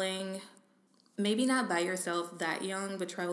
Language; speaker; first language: English; non-native, fluent; French